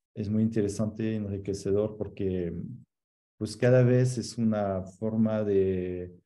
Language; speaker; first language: Spanish; non-native, fluent; French